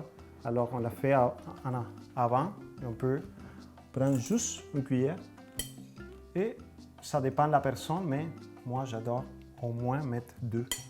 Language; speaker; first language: French; non-native, fluent; Spanish